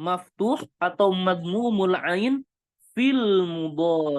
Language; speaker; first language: Arabic; non-native, fluent; Indonesian